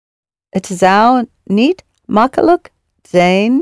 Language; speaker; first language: Dutch; non-native, learner; English